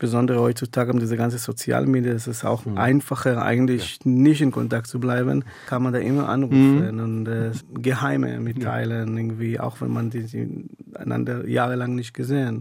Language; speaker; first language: German; non-native, fluent; Hebrew